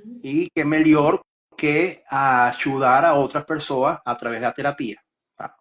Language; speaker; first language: Portuguese; non-native, learner; Spanish